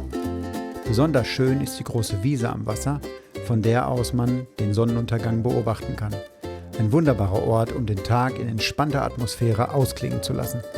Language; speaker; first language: German; native; German